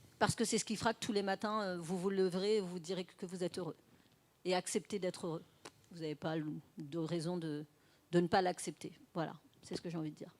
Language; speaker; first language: French; early bilingual, other home language; Fula